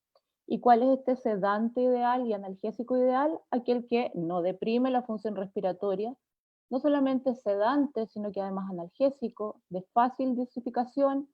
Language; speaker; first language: Spanish; native; Spanish